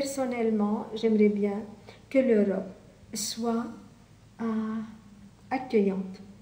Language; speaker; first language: French; non-native, local second language; Arabic